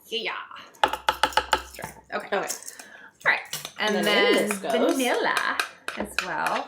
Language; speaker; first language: English; native; English